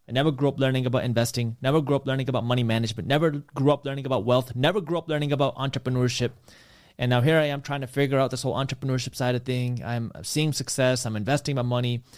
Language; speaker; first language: English; early bilingual, other home language; Punjabi